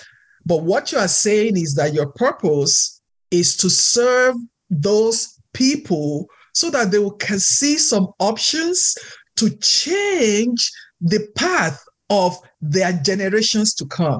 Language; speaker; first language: English; non-native, local second language; Yoruba